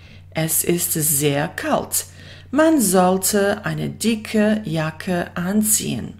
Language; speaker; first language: German; non-native, fluent; Bosnian